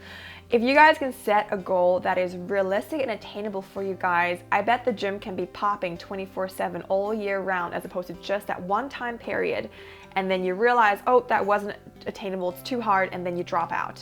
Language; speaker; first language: English; early bilingual, other home language; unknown